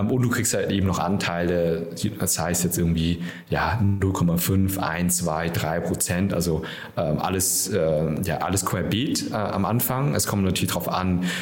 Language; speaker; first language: German; early bilingual, other home language; Vietnamese